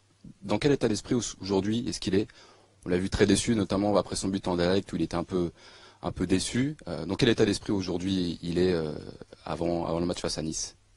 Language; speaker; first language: French; native; French